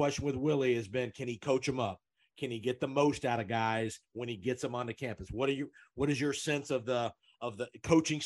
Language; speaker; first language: English; native; English